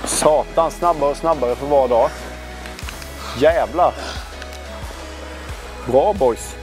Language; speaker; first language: Swedish; native; Swedish